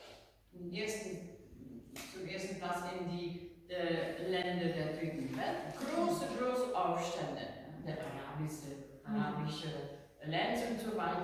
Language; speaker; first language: German; non-native, learner; Dutch